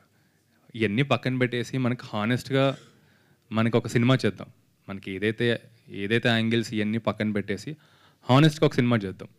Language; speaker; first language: Telugu; native; Telugu